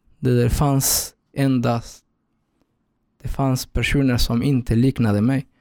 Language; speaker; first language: Swedish; non-native, fluent; Spanish